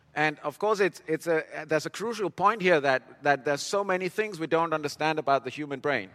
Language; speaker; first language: English; non-native, fluent; Danish